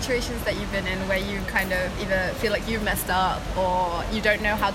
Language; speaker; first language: English; early bilingual, other home language; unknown